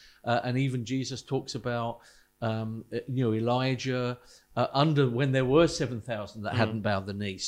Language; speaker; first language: English; native; English